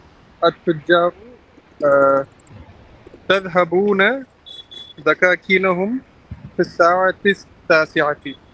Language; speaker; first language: Arabic; non-native, learner; Tamil